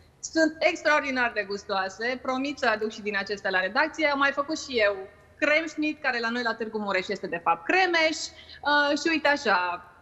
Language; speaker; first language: Romanian; native; Romanian